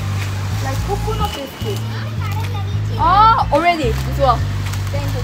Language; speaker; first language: English; non-native, learner; Korean